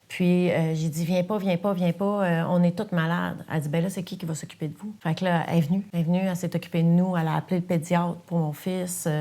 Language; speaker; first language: French; non-native, local second language; English